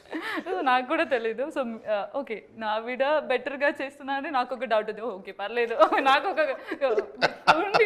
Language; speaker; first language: Telugu; non-native, learner; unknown